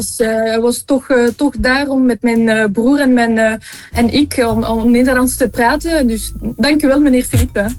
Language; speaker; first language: Dutch; non-native, local second language; French